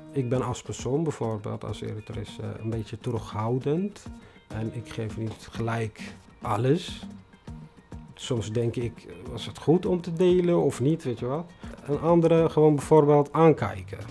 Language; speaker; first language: Dutch; non-native, fluent; Tigrinya